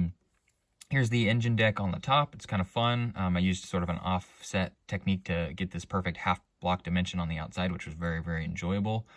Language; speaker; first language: English; native; English